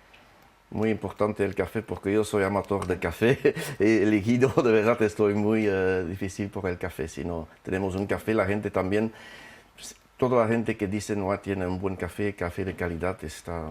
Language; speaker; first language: Spanish; non-native, fluent; French